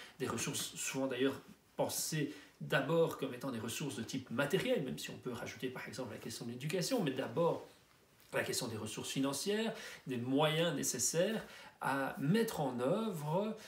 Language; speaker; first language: French; native; French